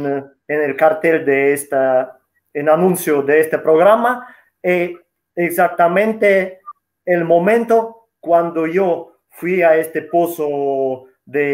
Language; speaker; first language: Italian; non-native, learner; Russian